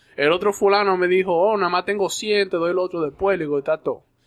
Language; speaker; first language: Spanish; early bilingual, other home language; English